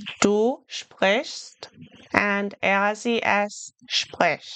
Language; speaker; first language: German; non-native, fluent; English